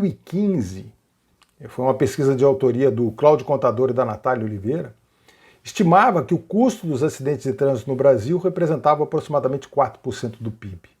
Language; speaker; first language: Portuguese; native; Portuguese